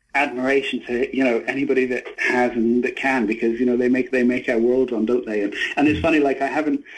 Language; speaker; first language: English; native; English